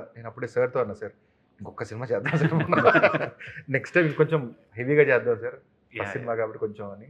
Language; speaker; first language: Telugu; native; Telugu